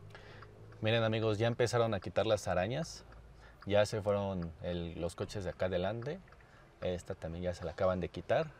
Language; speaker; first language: Spanish; native; Spanish